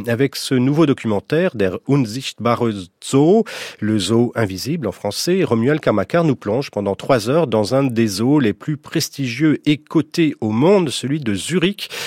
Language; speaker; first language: French; native; French